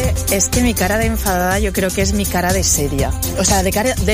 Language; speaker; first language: Spanish; native; Spanish